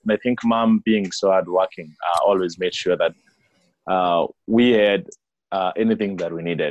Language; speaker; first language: English; non-native, local second language; Kikuyu